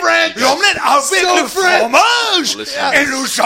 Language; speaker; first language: French; non-native, learner; English